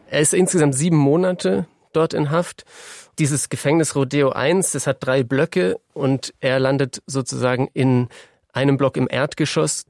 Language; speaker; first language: German; native; German